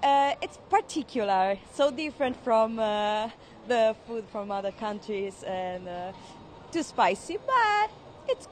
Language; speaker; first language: English; non-native, fluent; Italian